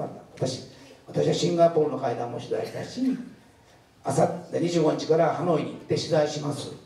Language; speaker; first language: Japanese; native; Japanese